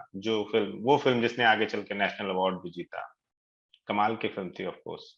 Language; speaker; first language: Hindi; native; Hindi